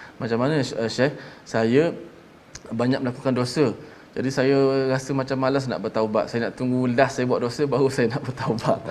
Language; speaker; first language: Malay; native; Malay